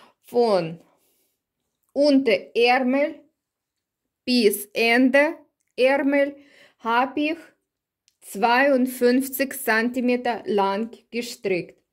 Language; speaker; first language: German; non-native, learner; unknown